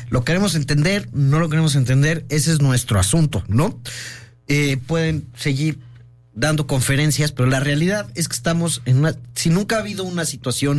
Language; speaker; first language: Spanish; native; Spanish